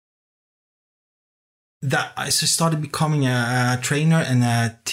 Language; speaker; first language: English; non-native, fluent; Norwegian